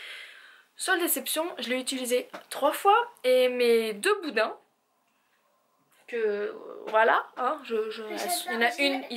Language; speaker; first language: French; native; French